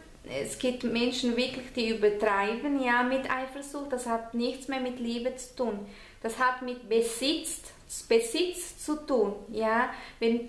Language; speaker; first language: German; non-native, fluent; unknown